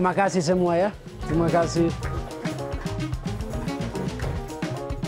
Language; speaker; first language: Indonesian; non-native, learner; Italian